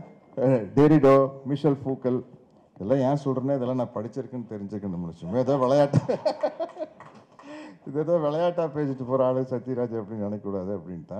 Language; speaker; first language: Tamil; native; Tamil